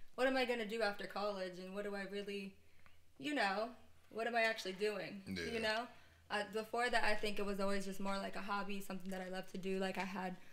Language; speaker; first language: English; native; English